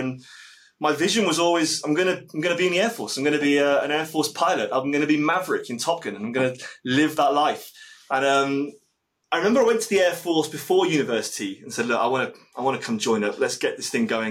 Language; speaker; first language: English; native; English